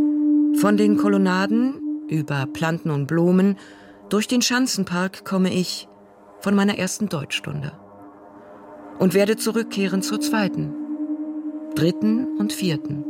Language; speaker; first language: German; non-native, fluent; Russian